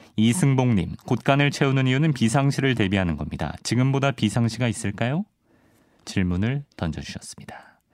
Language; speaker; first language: Korean; native; Korean